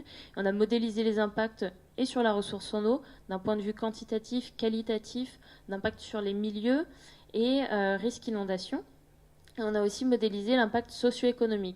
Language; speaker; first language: French; native; French